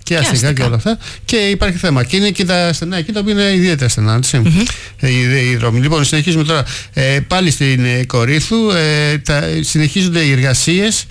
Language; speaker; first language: Greek; native; Greek